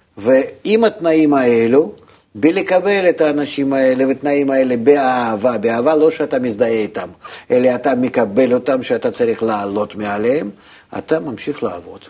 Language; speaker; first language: Hebrew; non-native, fluent; Russian